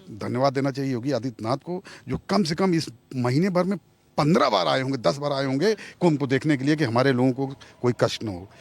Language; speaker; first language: Hindi; native; Hindi